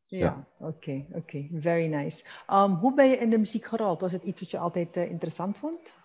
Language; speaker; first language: Dutch; native; Dutch